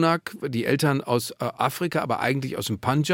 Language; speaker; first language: German; native; German